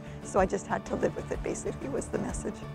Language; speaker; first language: English; native; English